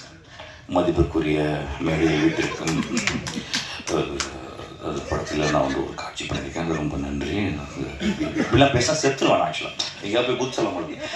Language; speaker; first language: Tamil; native; Tamil